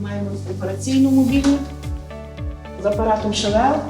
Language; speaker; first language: Ukrainian; native; Ukrainian